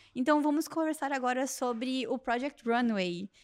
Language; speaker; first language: Portuguese; native; Portuguese